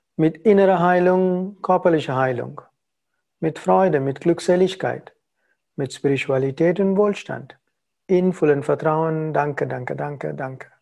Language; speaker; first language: German; non-native, learner; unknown